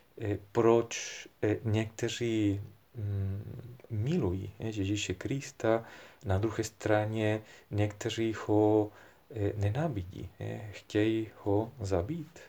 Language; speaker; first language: Czech; non-native, fluent; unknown